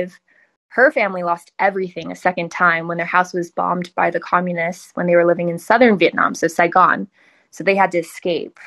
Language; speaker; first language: English; early bilingual, other home language; Chinese